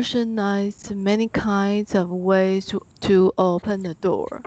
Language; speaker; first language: English; non-native, learner; Chinese